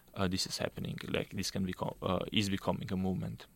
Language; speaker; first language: English; non-native, fluent; Slovenian